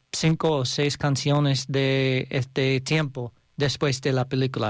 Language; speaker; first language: Spanish; non-native, learner; English